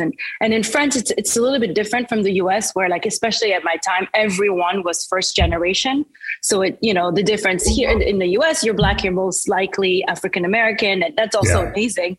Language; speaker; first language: English; non-native, fluent; French